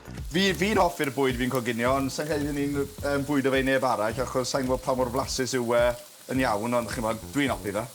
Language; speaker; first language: Welsh; native; Welsh